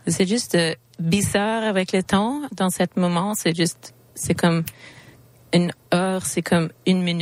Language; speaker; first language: French; non-native, learner; Swedish